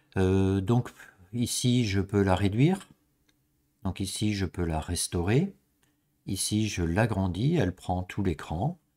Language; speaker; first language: French; native; French